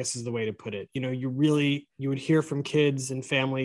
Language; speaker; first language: English; native; English